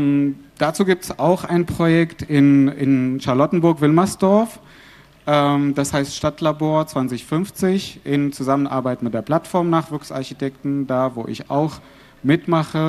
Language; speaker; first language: German; non-native, fluent; Arabic